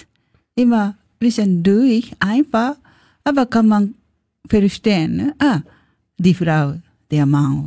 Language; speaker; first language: German; non-native, learner; Japanese